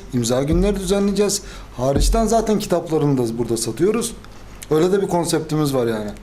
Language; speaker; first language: Turkish; native; Turkish